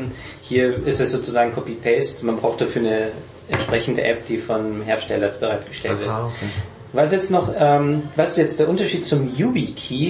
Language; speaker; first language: German; native; German